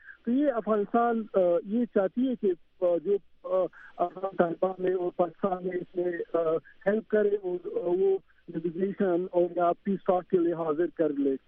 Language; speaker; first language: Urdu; non-native, fluent; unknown